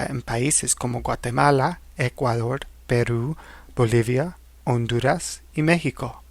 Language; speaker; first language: Spanish; non-native, fluent; English